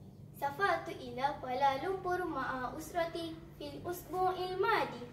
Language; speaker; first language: Arabic; non-native, learner; Malay